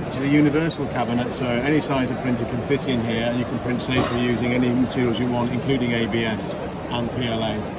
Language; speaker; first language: English; native; English